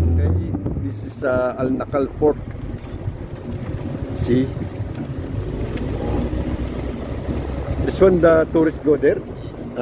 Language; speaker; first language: English; non-native, learner; Filipino